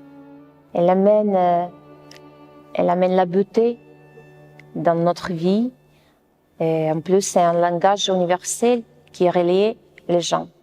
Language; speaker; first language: French; non-native, fluent; Russian